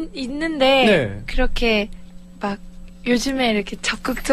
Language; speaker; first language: Korean; early bilingual, heritage; Korean